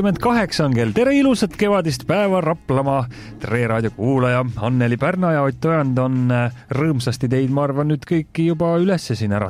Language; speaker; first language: Estonian; native; Estonian